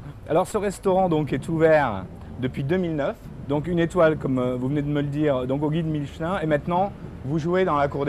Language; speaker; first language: French; native; French